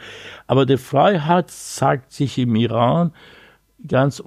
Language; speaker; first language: German; non-native, learner; Persian